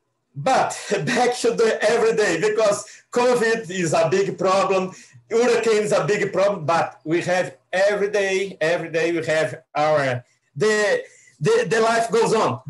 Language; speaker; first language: English; non-native, learner; Portuguese